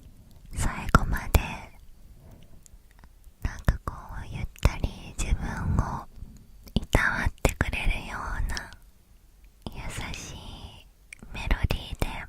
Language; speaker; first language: Japanese; native; Japanese